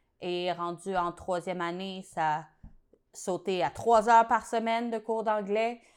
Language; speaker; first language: French; native; French